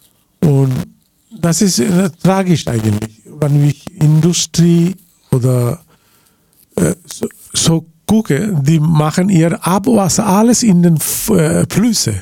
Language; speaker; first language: German; non-native, learner; Bangla